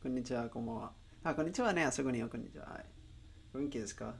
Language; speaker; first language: Japanese; non-native, learner; Spanish